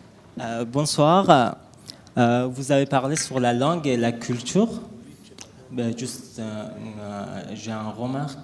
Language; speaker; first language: French; non-native, learner; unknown